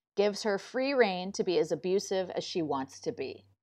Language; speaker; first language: English; native; English